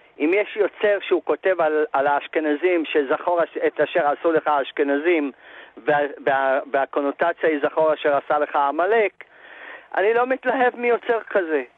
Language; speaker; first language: Hebrew; native; Hebrew